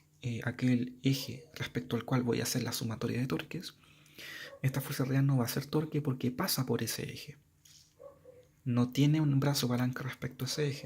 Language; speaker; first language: Spanish; native; Spanish